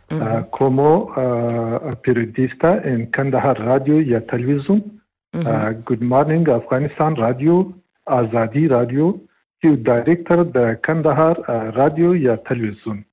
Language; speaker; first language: Spanish; non-native, learner; Pashto